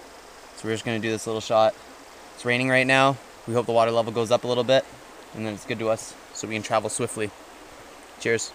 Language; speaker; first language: English; native; English